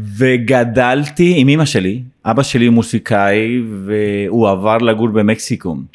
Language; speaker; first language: Hebrew; non-native, fluent; Spanish